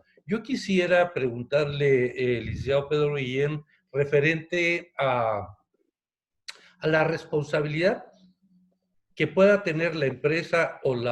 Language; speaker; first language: Spanish; native; Spanish